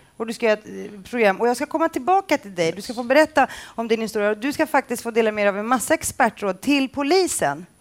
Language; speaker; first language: Swedish; native; Swedish